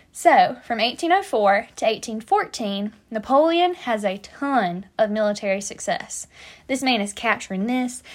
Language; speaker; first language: English; native; English